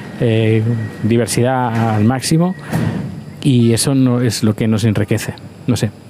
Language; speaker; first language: Spanish; native; Spanish